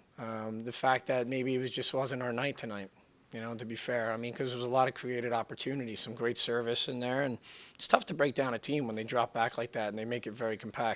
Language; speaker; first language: English; native; English